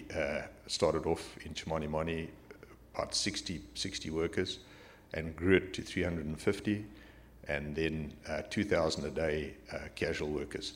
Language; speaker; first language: English; native; English